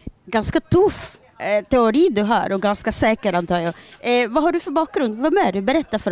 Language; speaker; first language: Swedish; native; Swedish